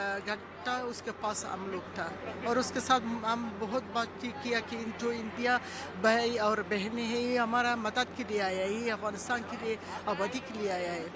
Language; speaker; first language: Hindi; non-native, learner; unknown